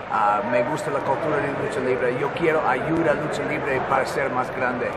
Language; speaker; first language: Spanish; non-native, learner; English